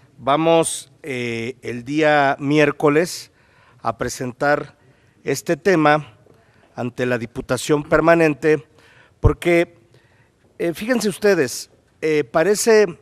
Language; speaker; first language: Spanish; native; Spanish